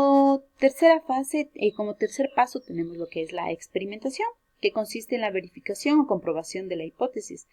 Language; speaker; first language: Spanish; native; Spanish